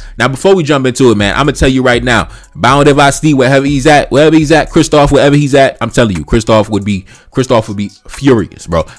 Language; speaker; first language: English; early bilingual, other home language; Haitian Creole